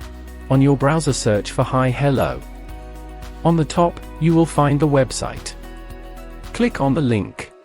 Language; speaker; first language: English; non-native, local second language; Hindi